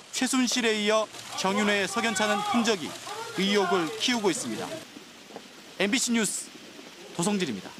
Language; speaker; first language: Korean; native; Korean